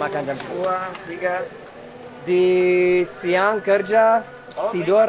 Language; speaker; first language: Indonesian; non-native, learner; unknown